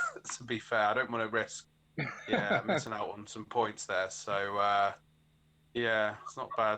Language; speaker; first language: English; native; English